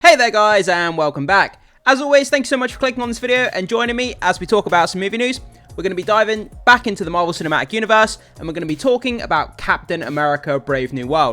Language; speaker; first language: English; native; English